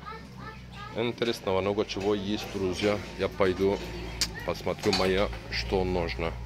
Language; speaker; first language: Russian; non-native, learner; Turkish